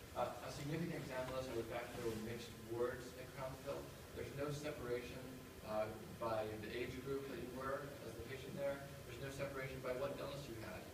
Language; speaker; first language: English; native; English